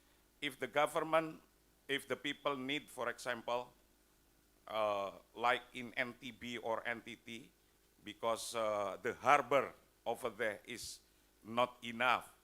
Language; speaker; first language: English; non-native, fluent; Indonesian